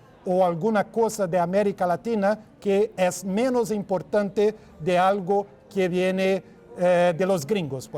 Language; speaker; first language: Spanish; non-native, fluent; Portuguese